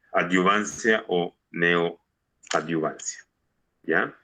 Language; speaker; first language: Spanish; native; Spanish